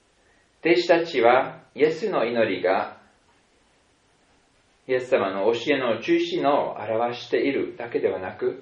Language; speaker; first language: Japanese; non-native, fluent; German